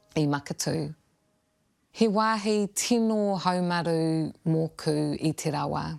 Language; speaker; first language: Māori; early bilingual, other home language; English